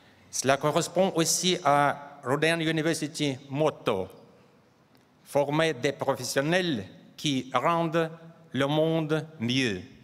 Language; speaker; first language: French; non-native, fluent; Russian